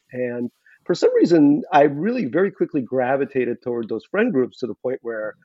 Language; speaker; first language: English; non-native, fluent; Russian